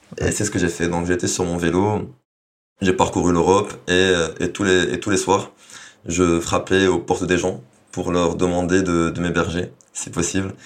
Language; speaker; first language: French; non-native, local second language; Arabic